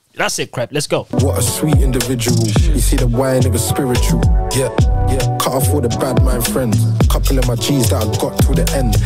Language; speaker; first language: English; native; English